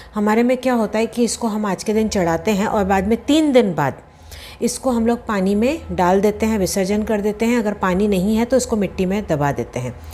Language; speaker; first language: Hindi; non-native, local second language; Sindhi